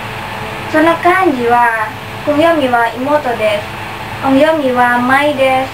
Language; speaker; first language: Japanese; non-native, learner; Indonesian